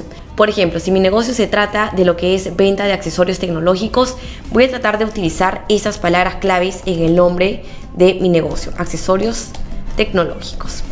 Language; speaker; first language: Spanish; native; Spanish